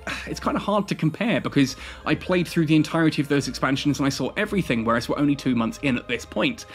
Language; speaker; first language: English; native; English